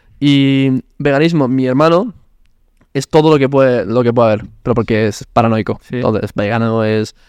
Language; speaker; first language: Spanish; early bilingual, other home language; Italian